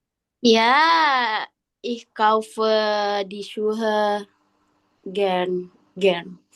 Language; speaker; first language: German; non-native, learner; Indonesian